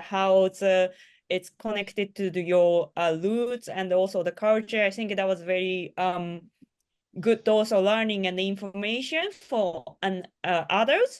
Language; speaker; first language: English; non-native, learner; Japanese